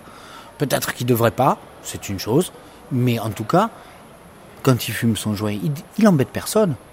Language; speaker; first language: French; native; French